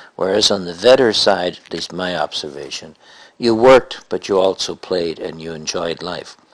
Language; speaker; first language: English; native; English